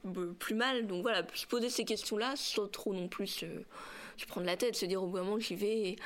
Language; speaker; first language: French; native; French